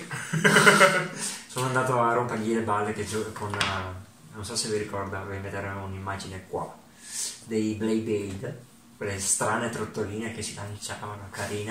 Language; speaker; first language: Italian; early bilingual, other home language; Ukrainian